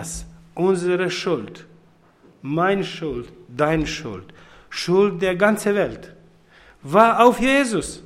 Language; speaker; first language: German; non-native, fluent; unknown